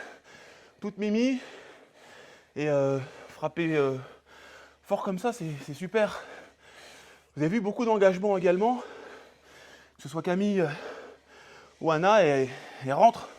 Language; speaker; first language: French; native; French